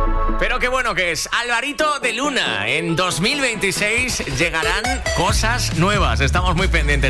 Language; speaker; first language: Spanish; native; Spanish